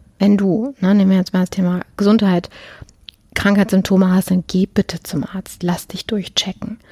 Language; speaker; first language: German; early bilingual, other home language; Polish